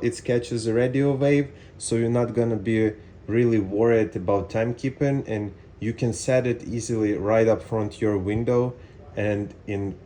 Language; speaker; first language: English; non-native, fluent; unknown